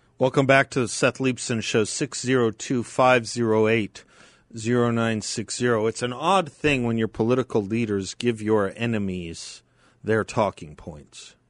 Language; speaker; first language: English; native; English